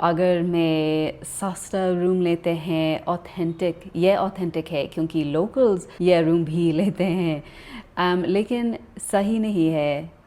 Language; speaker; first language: Hindi; non-native, learner; English